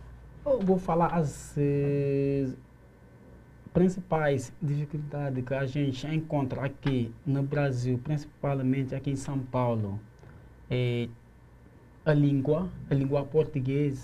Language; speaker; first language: Portuguese; non-native, learner; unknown